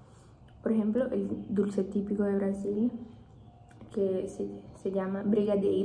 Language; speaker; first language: Spanish; non-native, fluent; Portuguese